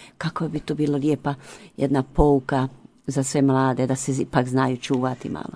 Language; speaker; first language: Croatian; native; Croatian